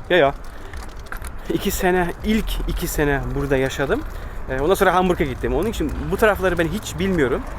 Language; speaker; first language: Turkish; early bilingual, heritage; Turkish